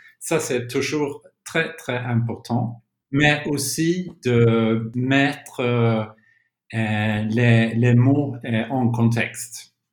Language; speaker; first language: French; non-native, fluent; Swedish